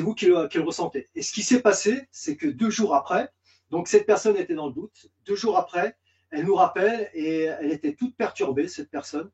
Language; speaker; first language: French; native; French